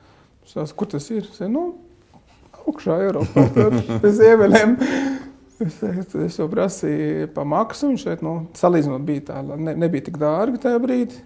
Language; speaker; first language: Latvian; non-native, fluent; Arabic